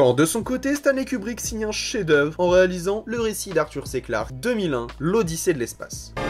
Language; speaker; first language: French; native; French